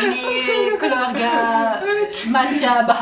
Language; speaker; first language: Indonesian; non-native, fluent; German